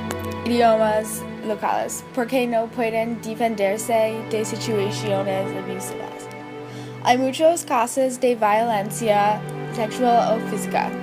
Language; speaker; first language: Spanish; non-native, learner; English